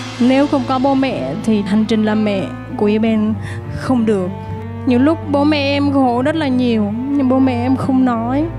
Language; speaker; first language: Vietnamese; non-native, local second language; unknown